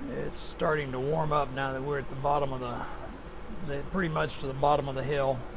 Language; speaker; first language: English; native; English